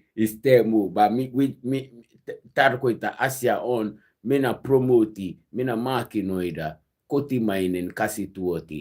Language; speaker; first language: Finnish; non-native, learner; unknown